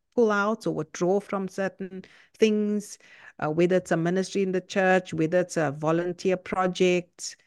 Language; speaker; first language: English; native; English